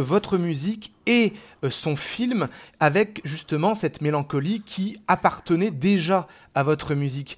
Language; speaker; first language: French; native; French